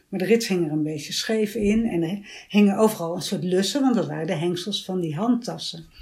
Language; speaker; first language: Dutch; native; Dutch